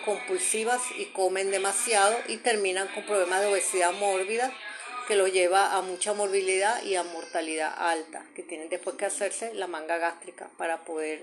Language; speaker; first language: Spanish; native; Spanish